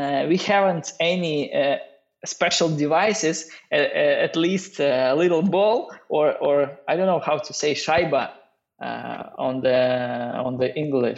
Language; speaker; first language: English; non-native, learner; Russian